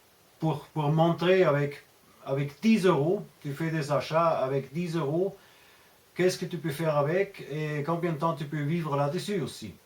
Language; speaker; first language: French; non-native, fluent; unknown